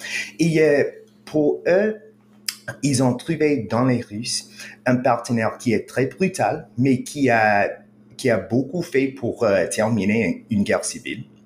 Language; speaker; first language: French; non-native, fluent; English